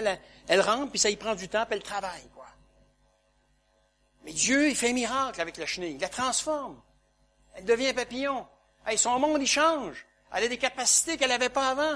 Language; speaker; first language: French; native; French